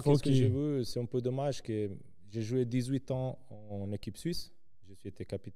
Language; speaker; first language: French; non-native, local second language; Serbian